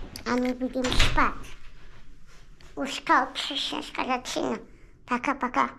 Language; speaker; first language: Russian; non-native, local second language; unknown